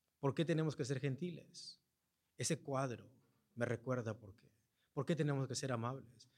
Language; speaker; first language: Spanish; early bilingual, heritage; Spanish